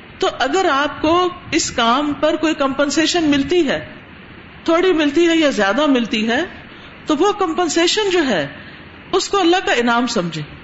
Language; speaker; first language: Urdu; non-native, local second language; Punjabi